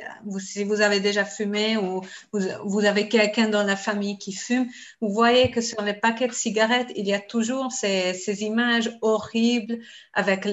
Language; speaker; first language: French; non-native, fluent; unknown